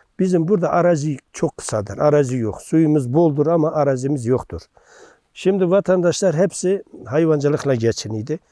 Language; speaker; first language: Turkish; native; Turkish